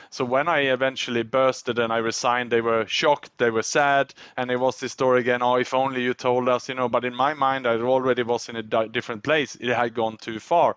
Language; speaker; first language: English; non-native, fluent; Swedish